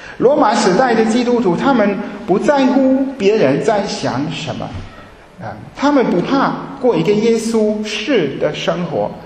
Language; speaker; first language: Chinese; early bilingual, heritage; Chinese